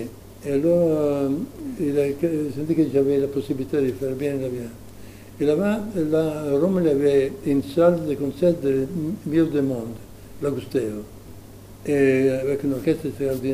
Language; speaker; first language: French; non-native, learner; Italian